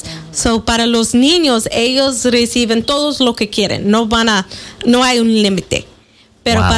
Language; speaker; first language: Spanish; non-native, fluent; English